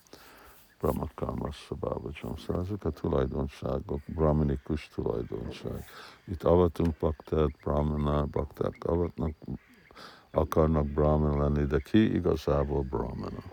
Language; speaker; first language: Hungarian; early bilingual, heritage; Hungarian